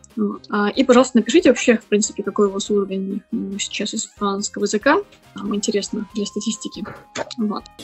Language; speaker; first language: Russian; native; Russian